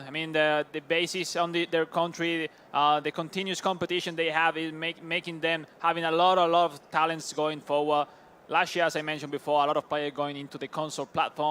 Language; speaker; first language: English; non-native, fluent; Spanish